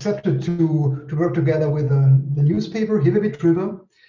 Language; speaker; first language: English; non-native, fluent; German